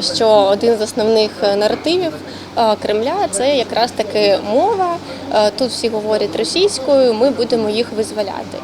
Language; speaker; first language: Ukrainian; non-native, local second language; Russian